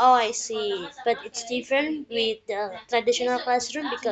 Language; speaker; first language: English; non-native, learner; Indonesian